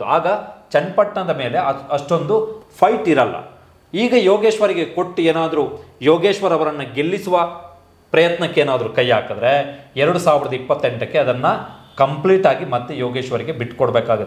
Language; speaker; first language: Kannada; native; Kannada